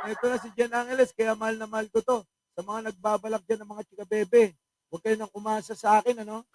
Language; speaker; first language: Filipino; non-native, local second language; Iloko